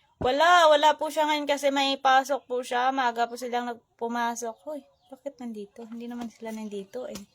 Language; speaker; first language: Filipino; non-native, local second language; Hiligaynon